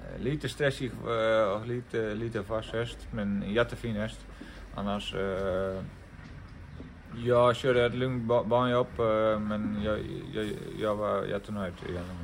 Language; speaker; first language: Swedish; non-native, fluent; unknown